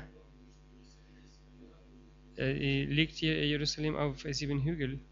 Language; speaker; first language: German; non-native, fluent; Russian